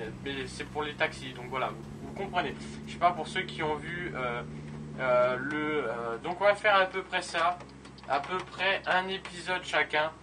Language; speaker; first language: French; native; French